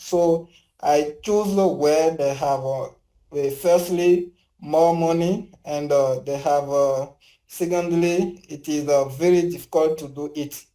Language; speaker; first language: English; non-native, learner; French